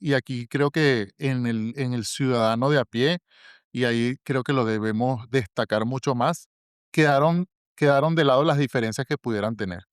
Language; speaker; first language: Spanish; native; Spanish